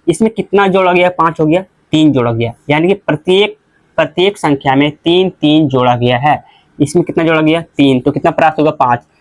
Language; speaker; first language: Hindi; native; Hindi